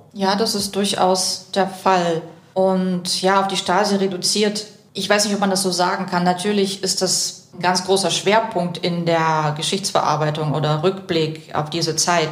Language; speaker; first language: German; early bilingual, other home language; Russian